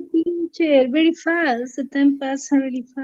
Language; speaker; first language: English; non-native, learner; Spanish